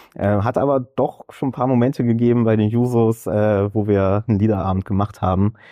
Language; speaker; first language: German; native; German